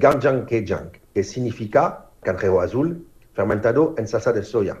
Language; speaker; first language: Spanish; non-native, learner; French